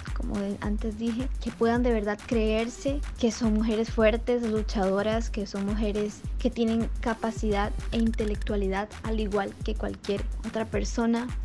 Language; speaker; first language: Spanish; native; Spanish